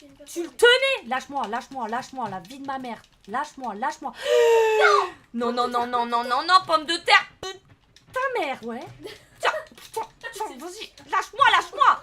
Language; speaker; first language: French; native; French